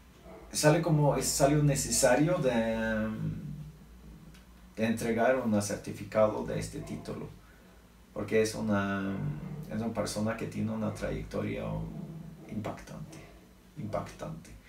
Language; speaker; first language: Spanish; non-native, learner; Norwegian